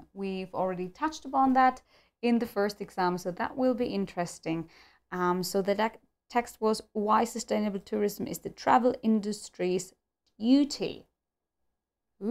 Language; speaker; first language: English; non-native, fluent; German